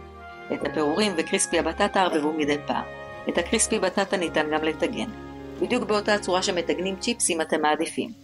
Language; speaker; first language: Hebrew; native; Hebrew